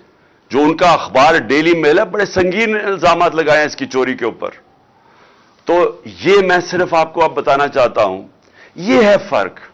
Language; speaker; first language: Urdu; native; Urdu